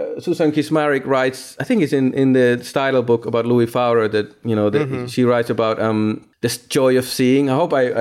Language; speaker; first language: English; non-native, fluent; Finnish